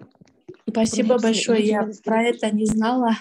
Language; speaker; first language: Russian; non-native, local second language; Kyrgyz